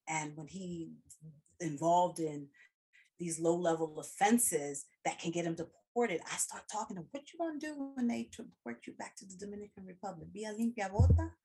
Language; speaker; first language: English; early bilingual, other home language; Spanish